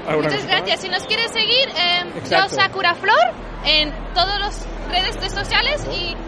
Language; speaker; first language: Spanish; non-native, fluent; Dutch